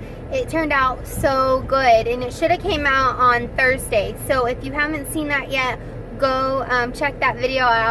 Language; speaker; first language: English; native; English